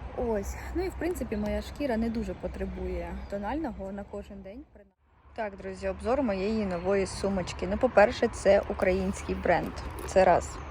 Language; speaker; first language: Ukrainian; native; Ukrainian